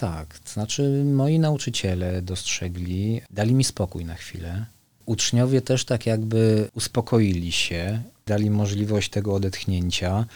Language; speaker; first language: Polish; native; Polish